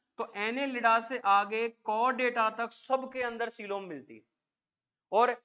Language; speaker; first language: Hindi; native; Hindi